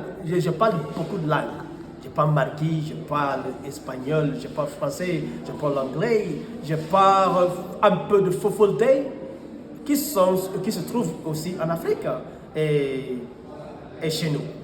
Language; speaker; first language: French; non-native, fluent; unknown